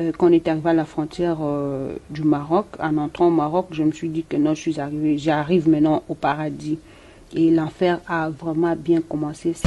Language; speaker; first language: French; non-native, local second language; Lingala